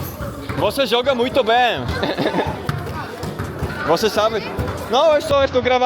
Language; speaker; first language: Portuguese; non-native, learner; Polish